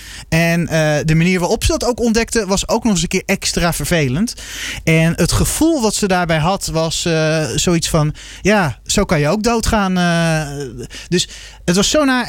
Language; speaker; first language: Dutch; native; Dutch